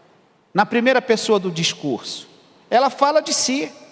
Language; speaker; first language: Portuguese; native; Portuguese